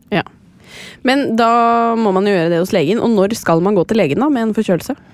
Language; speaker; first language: Norwegian; native; Norwegian